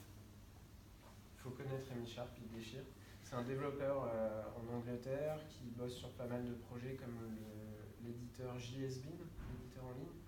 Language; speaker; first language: French; native; French